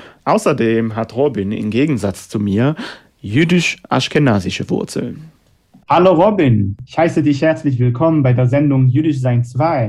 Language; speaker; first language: German; non-native, fluent; Hebrew